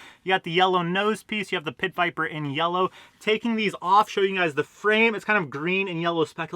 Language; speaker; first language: English; native; English